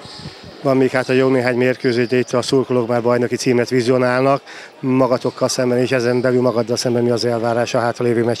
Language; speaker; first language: Hungarian; native; Hungarian